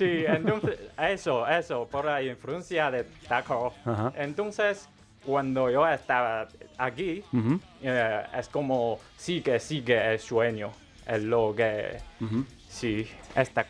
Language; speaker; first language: Spanish; non-native, learner; Chinese